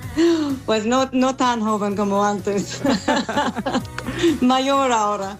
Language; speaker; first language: Spanish; non-native, learner; English